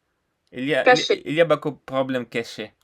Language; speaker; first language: French; non-native, learner; Russian